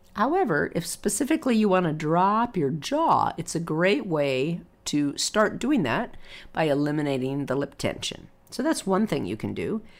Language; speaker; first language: English; native; English